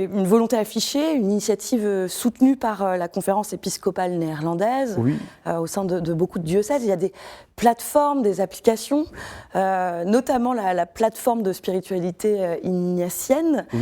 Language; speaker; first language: French; native; French